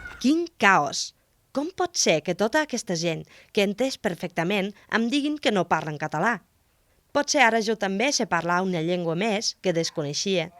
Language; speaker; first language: Catalan; non-native, fluent; German